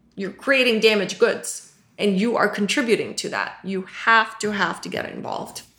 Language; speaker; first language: English; non-native, local second language; Urdu